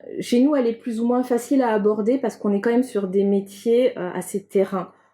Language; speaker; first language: French; native; French